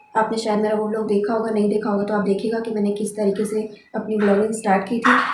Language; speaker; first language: Hindi; native; Hindi